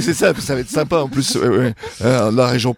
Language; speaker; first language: French; native; French